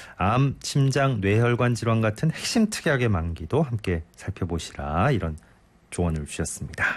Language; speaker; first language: Korean; native; Korean